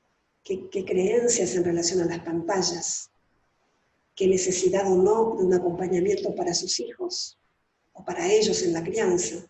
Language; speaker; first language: Spanish; native; Spanish